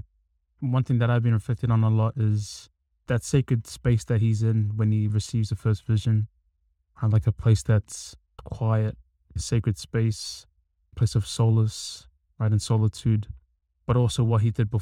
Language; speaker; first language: English; native; English